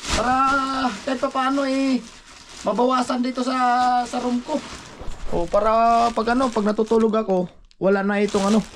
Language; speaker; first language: Filipino; native; Filipino